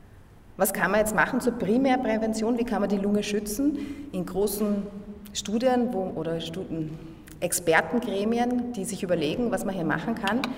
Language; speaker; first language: German; native; German